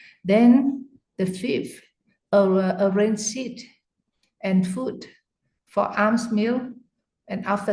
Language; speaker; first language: English; non-native, fluent; Vietnamese